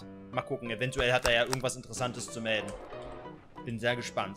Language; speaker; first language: German; native; German